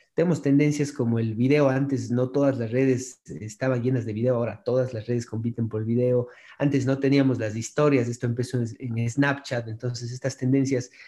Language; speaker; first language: Spanish; native; Spanish